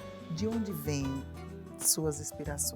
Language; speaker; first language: Portuguese; native; Portuguese